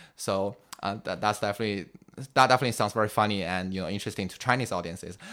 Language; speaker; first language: English; non-native, fluent; Chinese